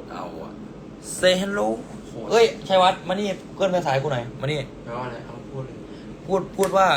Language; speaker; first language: Thai; native; Thai